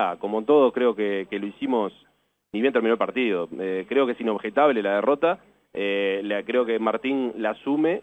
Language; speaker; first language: Spanish; native; Spanish